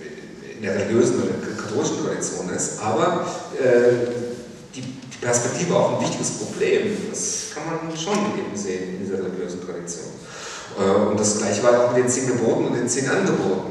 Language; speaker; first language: German; native; German